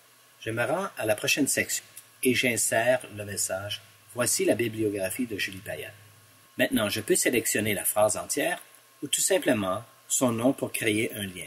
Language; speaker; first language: French; non-native, local second language; English